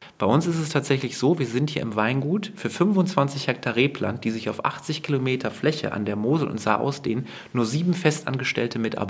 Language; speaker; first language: German; native; German